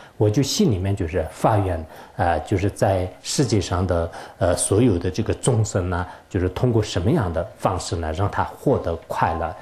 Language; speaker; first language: Chinese; non-native, local second language; Tibetan